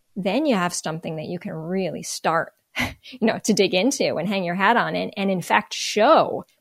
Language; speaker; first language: English; native; English